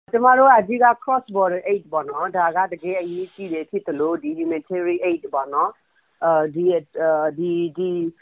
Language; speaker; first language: Burmese; non-native, local second language; S'gaw Karen